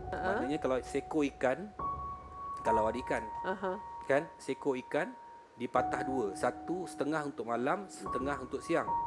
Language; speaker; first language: Malay; native; Malay